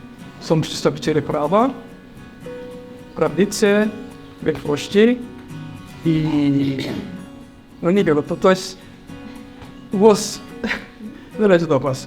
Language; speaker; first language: Polish; non-native, fluent; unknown